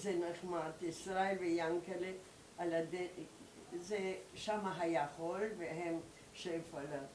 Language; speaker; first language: Hebrew; non-native, learner; German